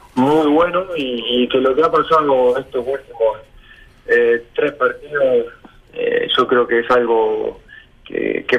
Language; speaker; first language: Spanish; native; Spanish